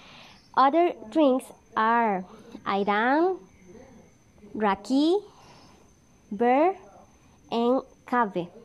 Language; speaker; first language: English; non-native, learner; Spanish